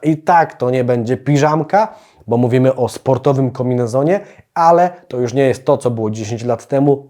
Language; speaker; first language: Polish; native; Polish